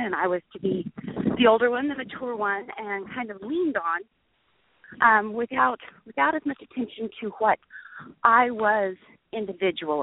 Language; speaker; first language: English; native; English